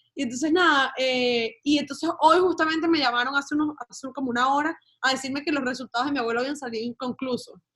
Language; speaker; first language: Spanish; native; Spanish